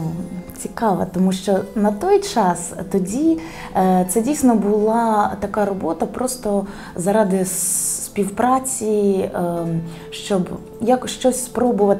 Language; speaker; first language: Ukrainian; native; Ukrainian